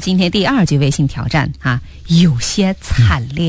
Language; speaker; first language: Chinese; native; Chinese